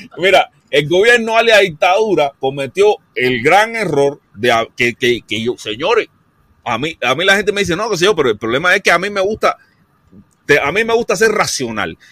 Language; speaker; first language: Spanish; native; Spanish